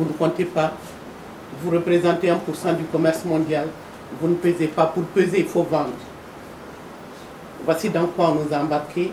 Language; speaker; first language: French; non-native, local second language; Bambara